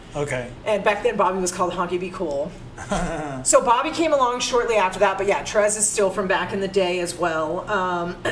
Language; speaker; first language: English; native; English